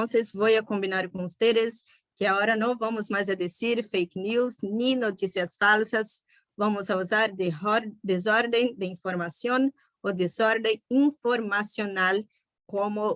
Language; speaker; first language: Spanish; non-native, fluent; Portuguese